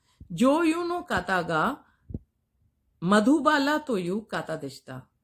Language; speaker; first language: Japanese; non-native, fluent; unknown